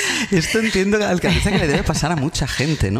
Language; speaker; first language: Spanish; native; Spanish